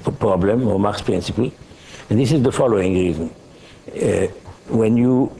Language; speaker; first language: English; non-native, fluent; Hebrew